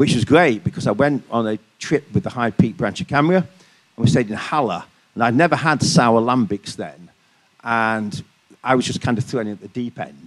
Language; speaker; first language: English; native; English